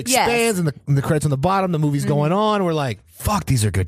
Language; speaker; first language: English; native; English